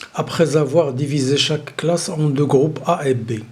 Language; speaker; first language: French; non-native, local second language; Arabic